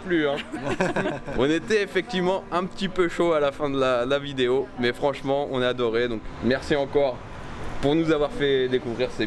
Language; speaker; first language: French; native; French